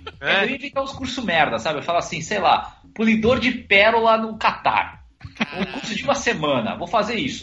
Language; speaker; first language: Portuguese; native; Portuguese